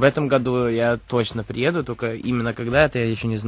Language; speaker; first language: Russian; early bilingual, heritage; Russian